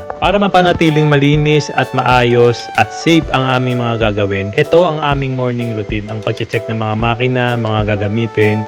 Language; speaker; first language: Filipino; native; Filipino